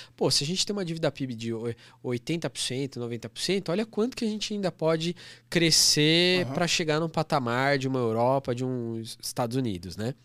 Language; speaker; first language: Portuguese; native; Portuguese